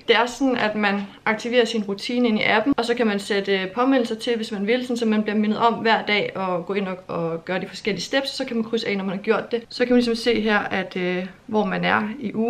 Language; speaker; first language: Danish; native; Danish